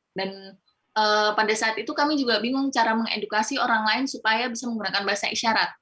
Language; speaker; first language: Indonesian; non-native, local second language; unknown